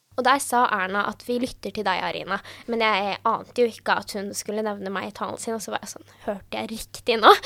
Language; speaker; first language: Norwegian; early bilingual, other home language; Urdu